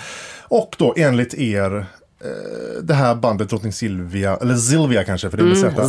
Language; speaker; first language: Swedish; native; Swedish